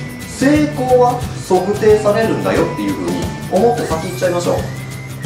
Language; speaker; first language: Japanese; native; Japanese